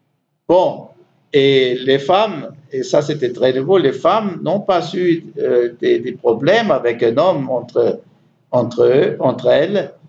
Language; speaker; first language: French; non-native, learner; German